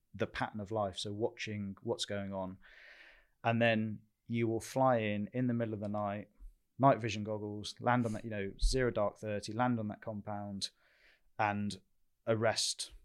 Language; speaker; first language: English; native; English